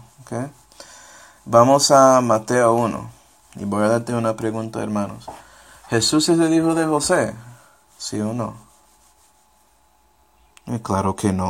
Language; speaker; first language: Spanish; non-native, fluent; English